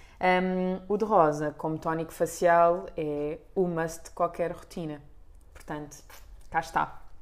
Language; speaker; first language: Portuguese; native; Portuguese